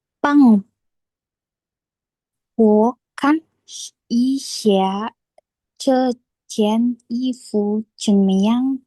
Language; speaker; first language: Chinese; non-native, learner; Indonesian